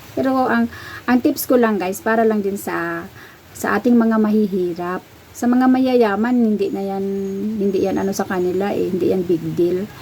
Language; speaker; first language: Filipino; non-native, local second language; Cebuano